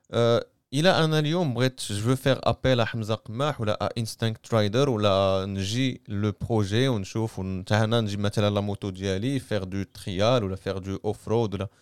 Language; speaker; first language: French; non-native, local second language; Arabic